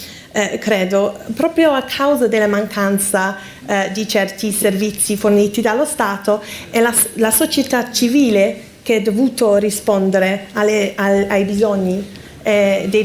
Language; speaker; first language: Italian; non-native, fluent; English